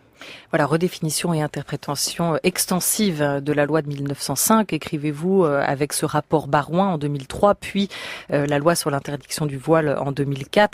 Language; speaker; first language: French; native; French